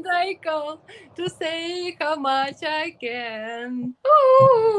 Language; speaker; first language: English; non-native, learner; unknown